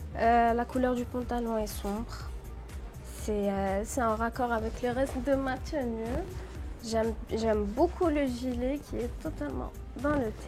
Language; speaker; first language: French; non-native, local second language; Arabic